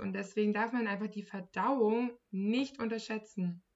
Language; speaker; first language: German; native; German